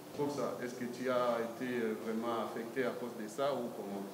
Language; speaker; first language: French; non-native, fluent; Swahili